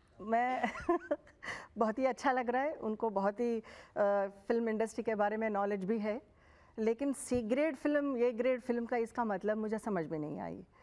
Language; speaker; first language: Hindi; non-native, local second language; Telugu